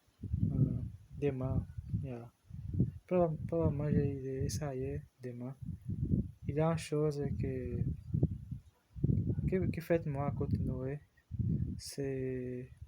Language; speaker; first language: French; non-native, learner; Portuguese